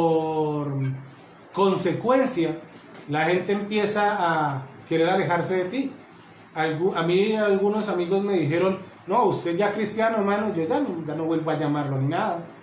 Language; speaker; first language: Spanish; native; Spanish